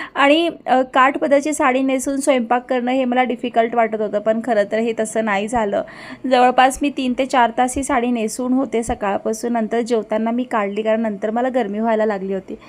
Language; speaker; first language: Marathi; early bilingual, other home language; Hindi